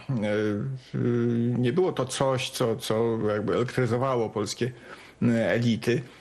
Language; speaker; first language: Polish; native; Polish